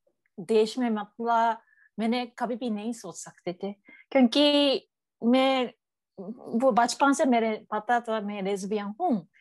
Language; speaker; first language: Hindi; non-native, learner; Japanese